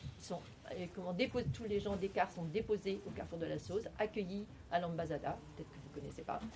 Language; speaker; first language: French; native; French